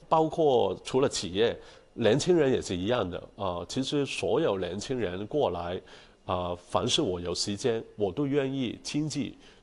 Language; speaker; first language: Chinese; non-native, local second language; Cantonese